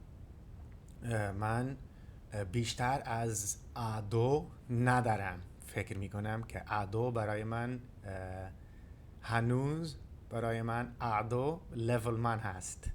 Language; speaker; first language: Persian; non-native, learner; Dutch